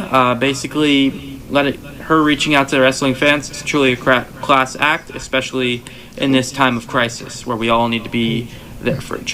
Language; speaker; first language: English; native; English